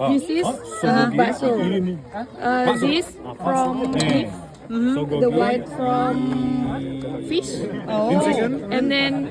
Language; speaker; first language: English; non-native, learner; Indonesian